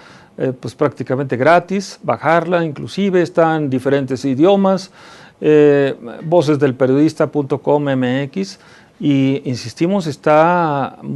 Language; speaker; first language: Spanish; native; Spanish